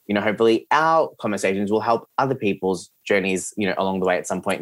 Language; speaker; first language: English; early bilingual, other home language; Serbian